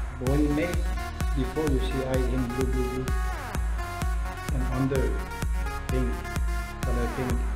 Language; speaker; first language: English; non-native, learner; French